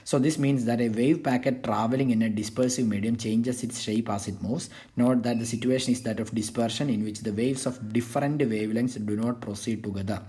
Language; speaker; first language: English; non-native, local second language; Malayalam